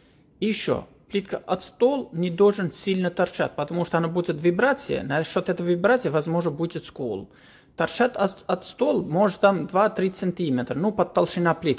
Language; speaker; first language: Russian; non-native, learner; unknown